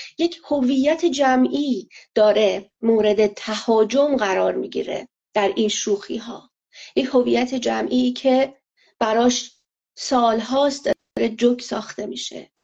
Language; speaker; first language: Persian; non-native, local second language; Azerbaijani